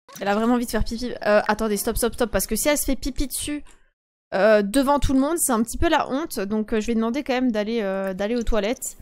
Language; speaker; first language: French; early bilingual, other home language; Polish